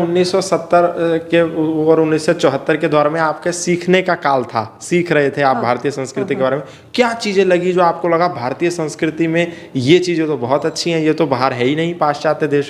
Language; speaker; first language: Hindi; native; Hindi